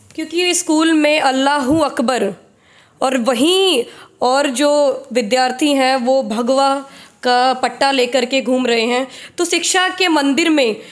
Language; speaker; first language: Hindi; native; Hindi